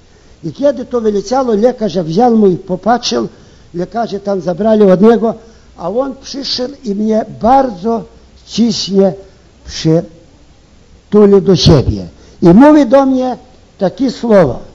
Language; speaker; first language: Polish; early bilingual, heritage; Ukrainian